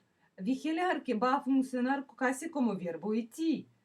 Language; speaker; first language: Spanish; non-native, fluent; Russian